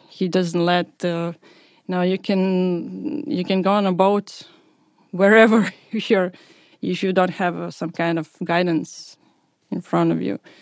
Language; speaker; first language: English; non-native, fluent; Latvian